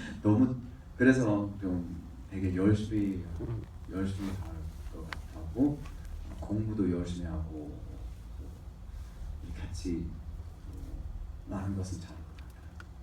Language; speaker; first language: Korean; early bilingual, heritage; English